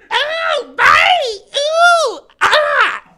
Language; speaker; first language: English; native; English